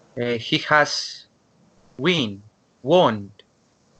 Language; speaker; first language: English; non-native, learner; Spanish